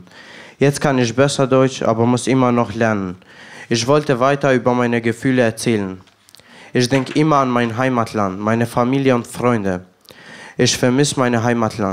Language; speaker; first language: German; non-native, learner; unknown